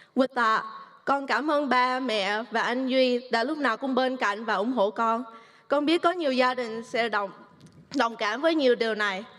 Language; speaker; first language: Vietnamese; early bilingual, heritage; Vietnamese